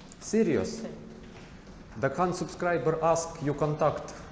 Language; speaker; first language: English; non-native, learner; Ukrainian